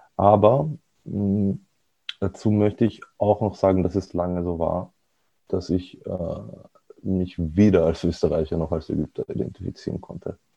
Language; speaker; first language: German; early bilingual, other home language; Arabic